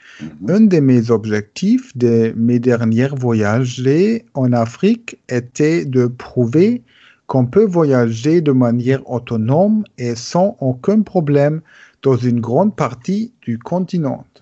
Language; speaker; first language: French; non-native, learner; German